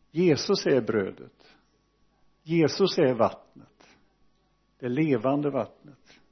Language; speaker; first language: Swedish; native; Swedish